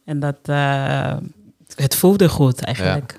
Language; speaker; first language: Dutch; non-native, fluent; Portuguese